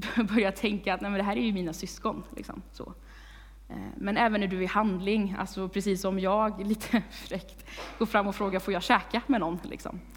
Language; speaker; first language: Swedish; native; Swedish